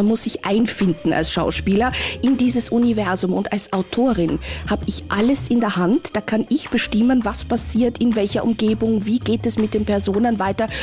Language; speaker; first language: German; native; German